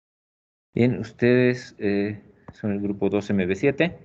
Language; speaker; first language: Spanish; native; Spanish